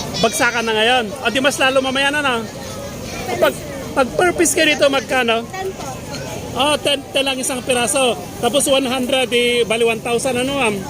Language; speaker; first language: Filipino; non-native, local second language; Iloko